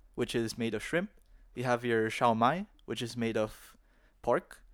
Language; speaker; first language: English; non-native, local second language; Filipino